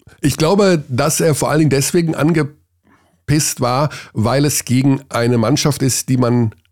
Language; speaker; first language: German; native; German